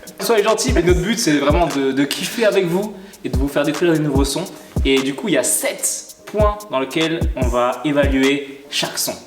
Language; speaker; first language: French; early bilingual, other home language; Malagasy